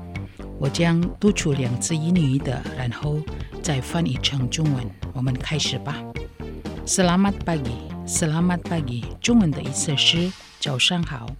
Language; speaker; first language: Chinese; non-native, fluent; Indonesian